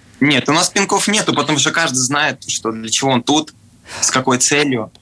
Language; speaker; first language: Russian; native; Russian